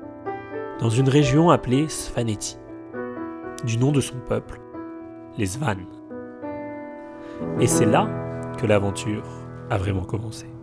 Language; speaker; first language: French; native; French